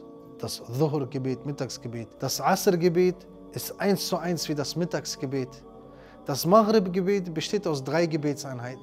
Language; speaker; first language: German; native; German